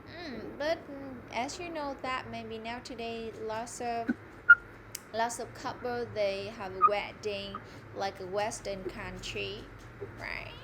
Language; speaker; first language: English; non-native, fluent; Vietnamese